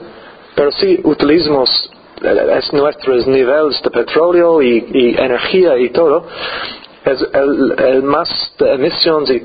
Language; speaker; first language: Spanish; non-native, learner; English